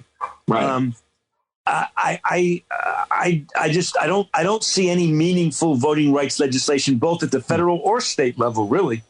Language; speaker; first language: English; native; English